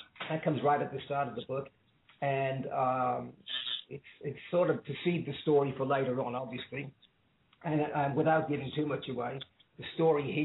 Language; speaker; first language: English; native; English